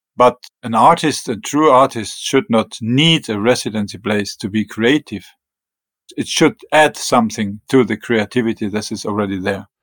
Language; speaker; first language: English; non-native, fluent; German